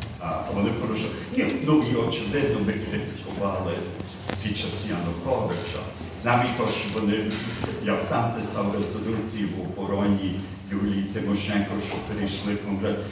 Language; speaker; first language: Ukrainian; early bilingual, heritage; Ukrainian